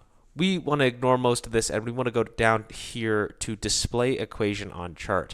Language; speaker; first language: English; native; English